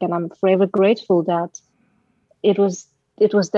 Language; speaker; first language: English; non-native, fluent; Danish